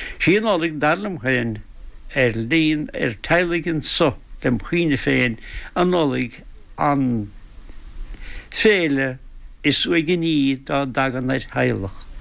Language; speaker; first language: Irish; native; Irish